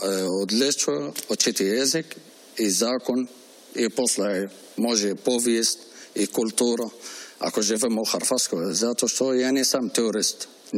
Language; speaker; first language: Croatian; non-native, learner; Arabic